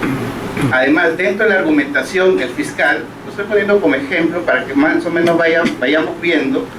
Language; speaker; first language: Spanish; native; Spanish